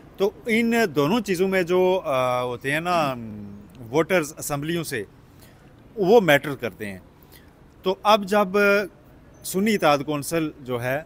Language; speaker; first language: Urdu; native; Urdu